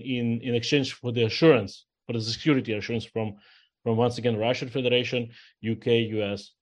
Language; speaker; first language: English; non-native, fluent; Ukrainian